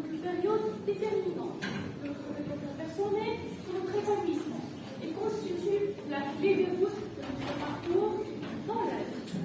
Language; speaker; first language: French; non-native, local second language; Arabic